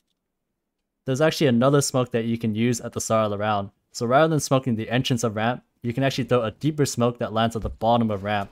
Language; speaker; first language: English; native; English